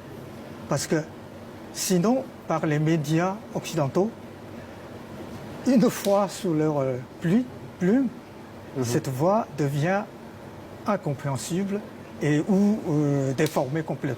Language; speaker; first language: French; non-native, fluent; Chinese